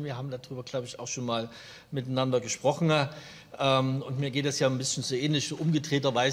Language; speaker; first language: German; native; German